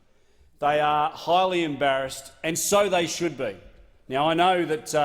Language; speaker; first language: English; native; English